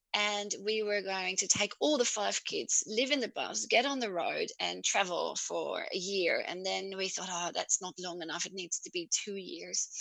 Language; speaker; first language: English; non-native, fluent; Dutch